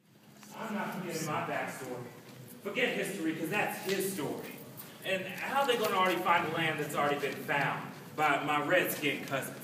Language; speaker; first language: English; native; English